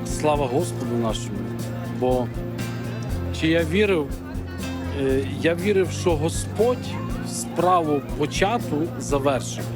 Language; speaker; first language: Ukrainian; native; Ukrainian